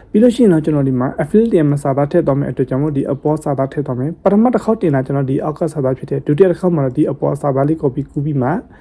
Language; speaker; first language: Burmese; native; Burmese